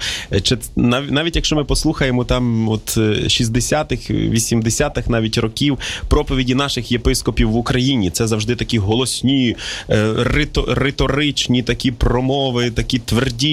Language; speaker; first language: Ukrainian; native; Ukrainian